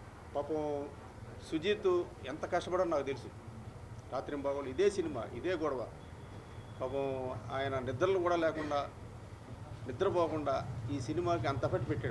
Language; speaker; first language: Telugu; native; Telugu